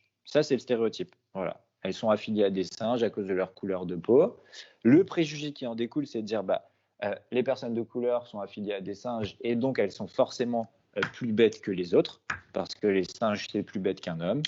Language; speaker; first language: French; native; French